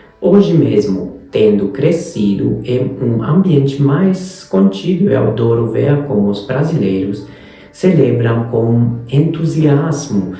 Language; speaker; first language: Portuguese; non-native, fluent; Hungarian